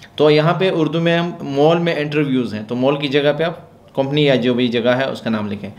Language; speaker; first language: Urdu; non-native, local second language; Pashto